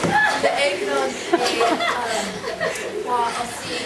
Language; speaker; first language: French; non-native, learner; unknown